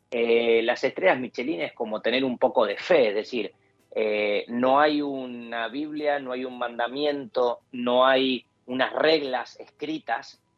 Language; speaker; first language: Spanish; native; Spanish